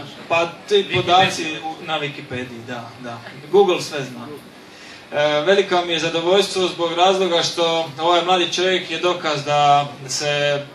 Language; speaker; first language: Bosnian; native; Bosnian